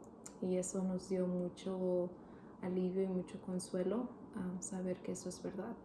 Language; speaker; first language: Spanish; early bilingual, heritage; Spanish